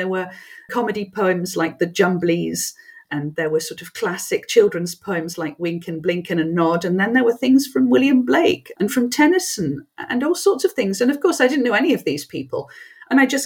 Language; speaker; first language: English; non-native, local second language; French